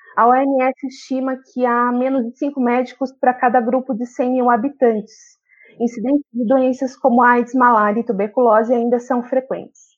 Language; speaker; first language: Portuguese; native; Portuguese